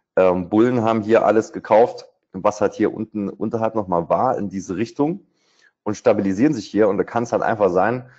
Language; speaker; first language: German; native; German